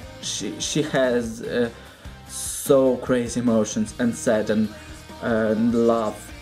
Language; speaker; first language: English; non-native, learner; Russian